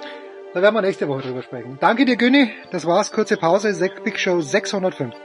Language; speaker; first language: German; native; German